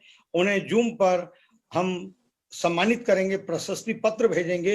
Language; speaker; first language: Hindi; native; Hindi